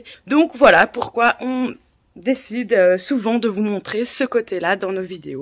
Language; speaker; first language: French; native; French